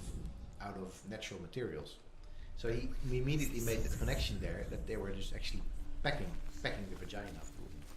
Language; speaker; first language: English; non-native, fluent; Dutch